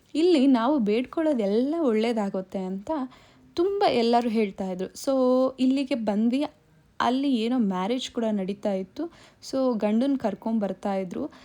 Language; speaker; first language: Kannada; non-native, local second language; Tamil